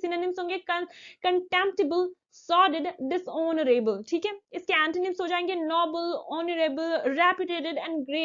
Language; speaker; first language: Hindi; native; Hindi